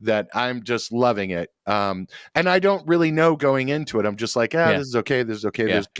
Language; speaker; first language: English; native; English